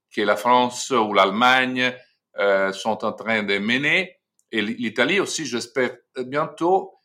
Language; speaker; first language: French; non-native, fluent; Italian